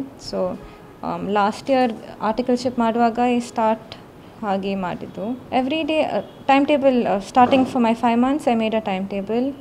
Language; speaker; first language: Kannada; non-native, local second language; Konkani